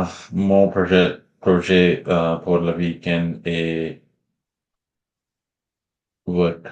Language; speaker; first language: French; non-native, learner; Hindi